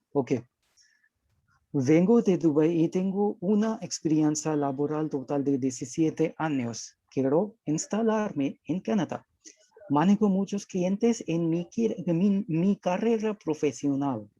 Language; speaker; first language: Spanish; non-native, learner; Hindi